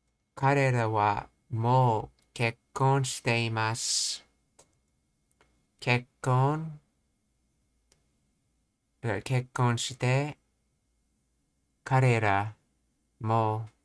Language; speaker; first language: Japanese; non-native, learner; English